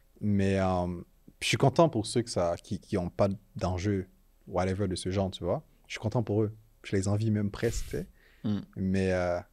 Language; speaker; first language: French; native; French